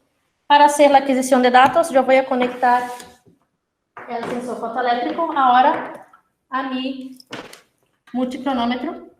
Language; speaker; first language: Spanish; non-native, fluent; Portuguese